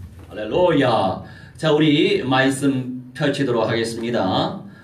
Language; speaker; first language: Korean; native; Korean